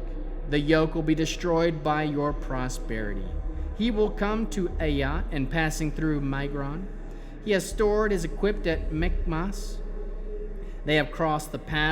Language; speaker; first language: English; native; English